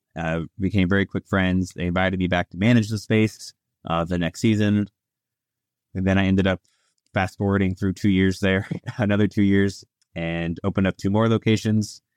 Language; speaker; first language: English; early bilingual, other home language; Italian